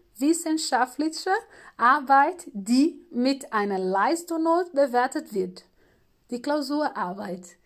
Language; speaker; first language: German; non-native, fluent; Portuguese